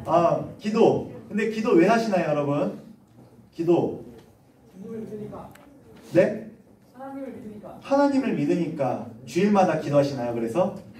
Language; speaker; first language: Korean; native; Korean